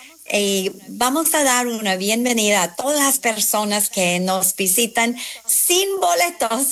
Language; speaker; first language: Spanish; non-native, fluent; English